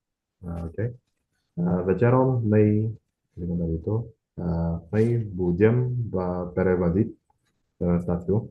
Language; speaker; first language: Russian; non-native, learner; Indonesian